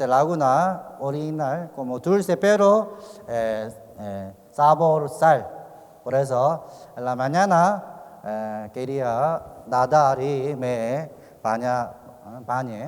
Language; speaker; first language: Spanish; non-native, learner; Korean